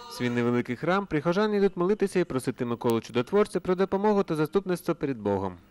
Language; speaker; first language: Ukrainian; native; Ukrainian